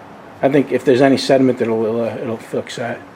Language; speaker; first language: English; native; English